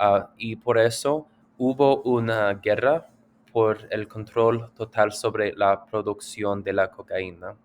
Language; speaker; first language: Spanish; non-native, learner; English